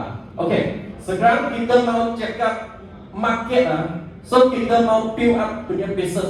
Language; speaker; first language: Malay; non-native, local second language; Chinese